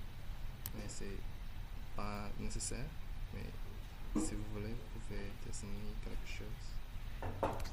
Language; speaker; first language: French; non-native, learner; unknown